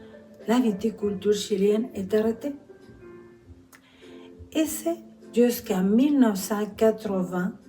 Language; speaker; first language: French; non-native, fluent; Spanish